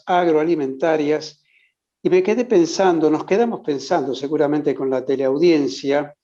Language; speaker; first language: Spanish; native; Spanish